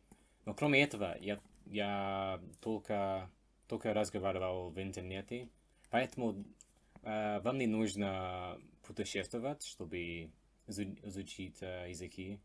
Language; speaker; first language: Russian; non-native, fluent; English